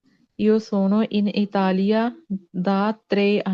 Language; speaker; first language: Italian; non-native, learner; Punjabi